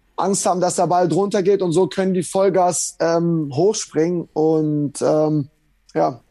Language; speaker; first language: German; native; German